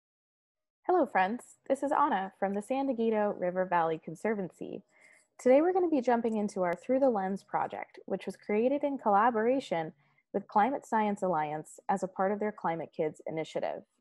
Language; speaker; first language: English; native; English